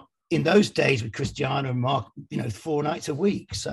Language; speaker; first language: English; native; English